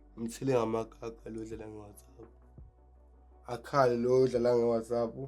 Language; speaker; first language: Zulu; native; Zulu